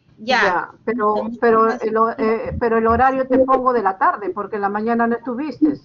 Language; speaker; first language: Spanish; native; Spanish